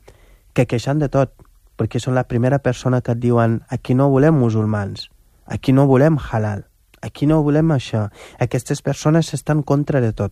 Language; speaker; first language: Catalan; non-native, fluent; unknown